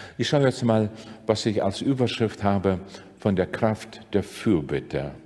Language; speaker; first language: German; non-native, fluent; Latvian